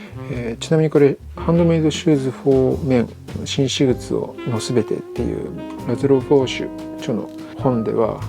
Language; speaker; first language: Japanese; native; Japanese